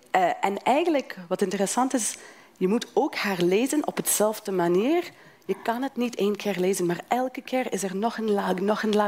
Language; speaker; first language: Dutch; non-native, fluent; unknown